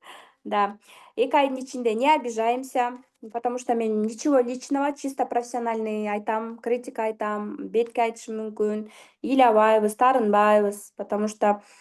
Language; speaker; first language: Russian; non-native, local second language; Kyrgyz